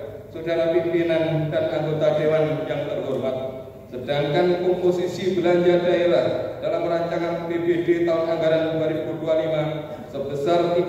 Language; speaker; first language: Indonesian; native; Indonesian